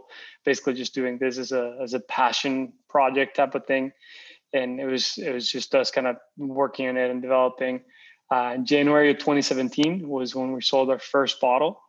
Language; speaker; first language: English; non-native, fluent; Spanish